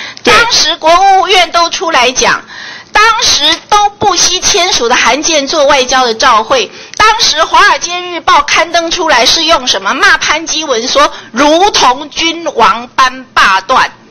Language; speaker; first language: Chinese; native; Chinese